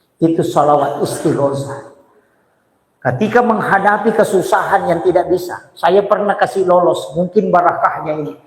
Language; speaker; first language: Indonesian; non-native, local second language; Buginese